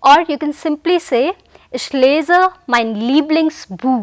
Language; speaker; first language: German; non-native, fluent; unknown